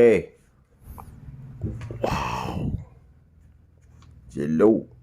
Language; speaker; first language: English; non-native, learner; Indonesian